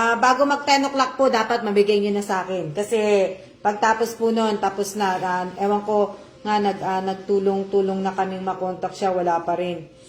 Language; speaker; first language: Filipino; non-native, local second language; Cebuano